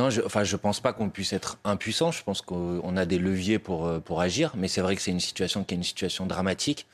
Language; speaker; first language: French; native; French